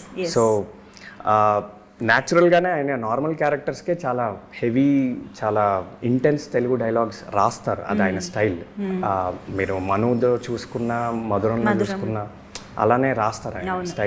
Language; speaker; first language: Telugu; native; Telugu